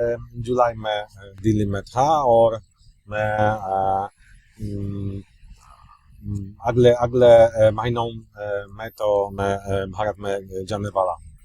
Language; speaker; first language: Hindi; non-native, learner; Polish